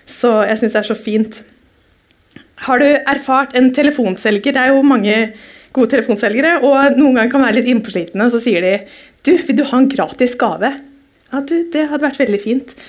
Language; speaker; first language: Norwegian; native; Norwegian